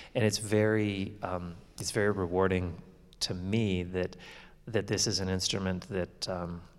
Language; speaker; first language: English; native; English